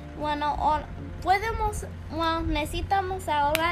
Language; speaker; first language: Spanish; early bilingual, heritage; English